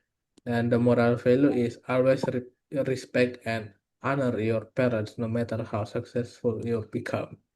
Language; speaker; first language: English; non-native, learner; Indonesian